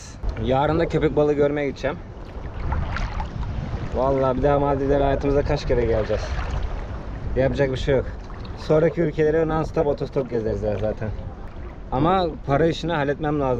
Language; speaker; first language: Turkish; native; Turkish